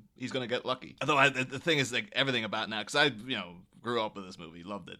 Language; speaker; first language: English; native; English